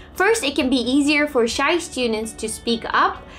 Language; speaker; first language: English; non-native, fluent; Japanese